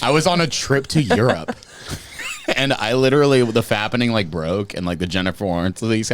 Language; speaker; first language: English; native; English